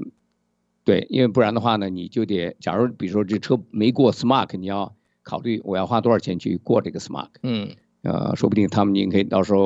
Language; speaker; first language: Chinese; native; Chinese